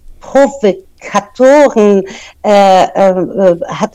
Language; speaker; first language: German; non-native, fluent; Persian